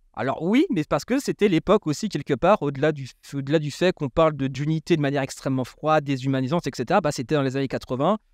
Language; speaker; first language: French; native; French